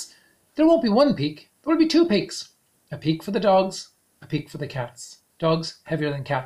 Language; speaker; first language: English; native; English